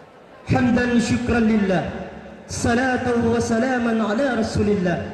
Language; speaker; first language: Arabic; non-native, learner; Indonesian